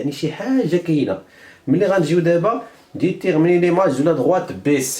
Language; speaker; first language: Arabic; native; Arabic